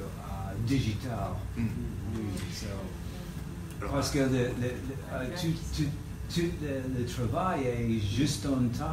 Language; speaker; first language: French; non-native, learner; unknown